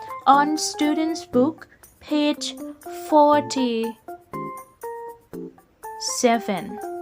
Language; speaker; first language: English; non-native, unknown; Thai